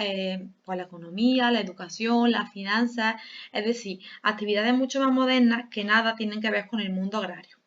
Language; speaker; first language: Spanish; native; Spanish